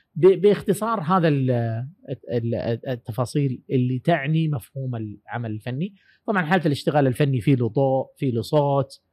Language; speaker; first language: Arabic; native; Arabic